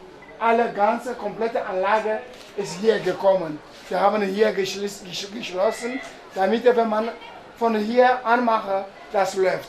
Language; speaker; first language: German; non-native, learner; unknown